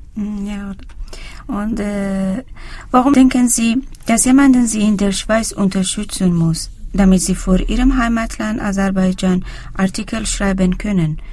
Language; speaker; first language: German; non-native, learner; Persian